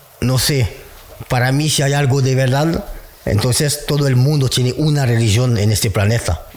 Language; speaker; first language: Spanish; non-native, learner; French